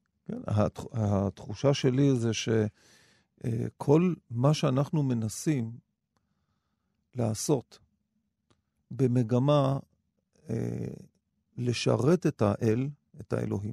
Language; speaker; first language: Hebrew; native; Hebrew